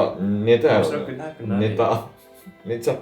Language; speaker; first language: Japanese; native; Japanese